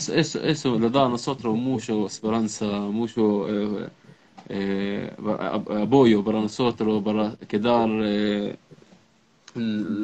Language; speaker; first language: Spanish; non-native, learner; Arabic